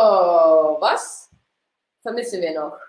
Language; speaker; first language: German; non-native, learner; Dutch